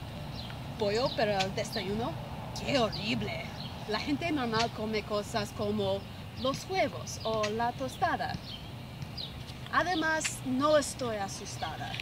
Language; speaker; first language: Spanish; non-native, learner; English